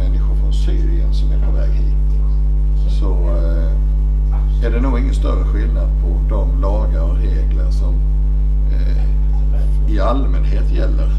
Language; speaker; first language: Swedish; native; Swedish